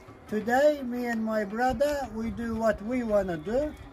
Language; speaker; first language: English; non-native, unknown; Turkish